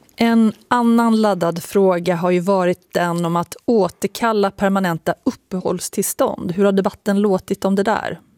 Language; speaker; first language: Swedish; native; Swedish